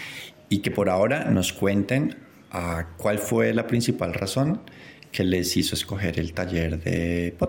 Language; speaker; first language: Spanish; native; Spanish